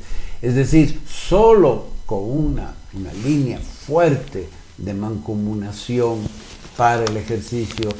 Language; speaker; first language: Spanish; native; Spanish